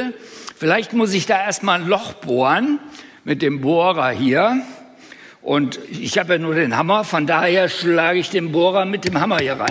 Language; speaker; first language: German; native; German